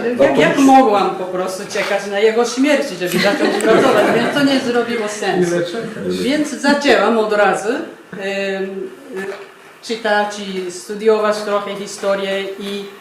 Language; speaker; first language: Polish; non-native, fluent; Japanese